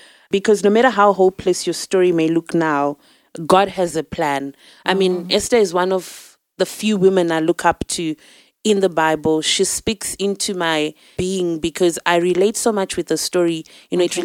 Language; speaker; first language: English; non-native, local second language; Shona